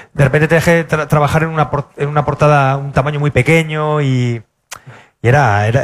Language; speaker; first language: Spanish; native; Spanish